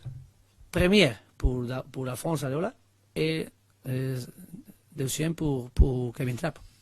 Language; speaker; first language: French; non-native, learner; Spanish